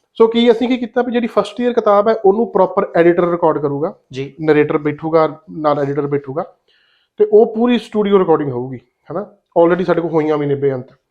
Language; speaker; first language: Punjabi; native; Punjabi